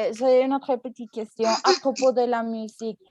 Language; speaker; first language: French; non-native, learner; Spanish